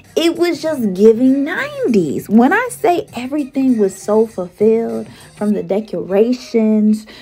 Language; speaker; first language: English; native; English